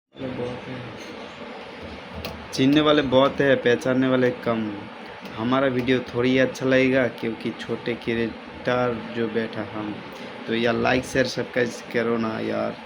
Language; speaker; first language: Hindi; non-native, local second language; Bangla